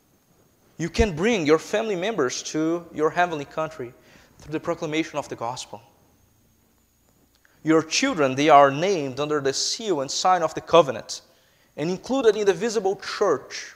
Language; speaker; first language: English; non-native, fluent; Portuguese